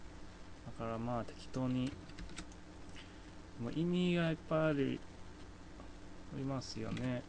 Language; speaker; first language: Japanese; non-native, fluent; English